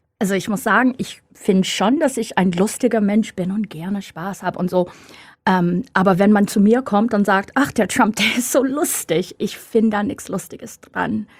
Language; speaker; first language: German; non-native, fluent; English